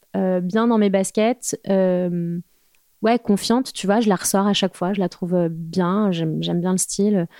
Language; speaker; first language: French; native; French